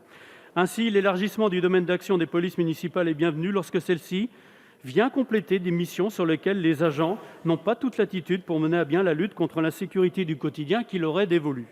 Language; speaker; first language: French; native; French